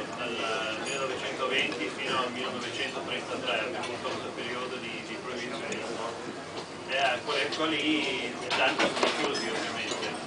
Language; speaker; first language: Italian; early bilingual, heritage; English